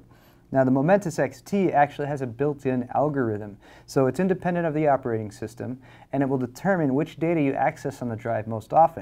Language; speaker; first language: English; native; English